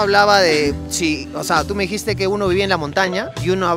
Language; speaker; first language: Spanish; native; Spanish